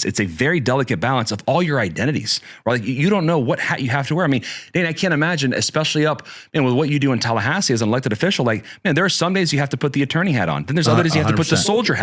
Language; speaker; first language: English; native; English